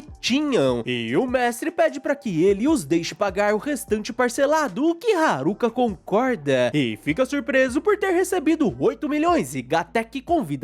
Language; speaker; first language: Portuguese; native; Portuguese